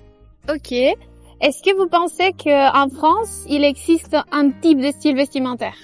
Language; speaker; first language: French; non-native, fluent; Spanish